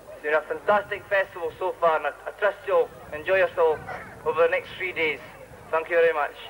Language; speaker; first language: English; native; English